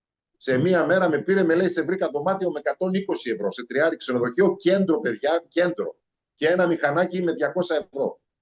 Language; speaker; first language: Greek; native; Greek